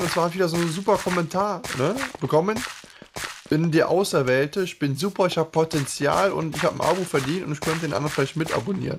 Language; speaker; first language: German; native; German